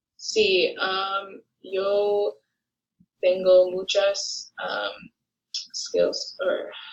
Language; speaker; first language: Spanish; non-native, learner; English